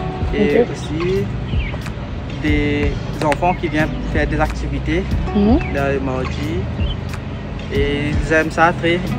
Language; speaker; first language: French; non-native, local second language; Morisyen